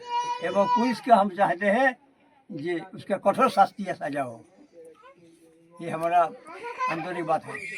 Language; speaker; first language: Hindi; non-native, local second language; Bangla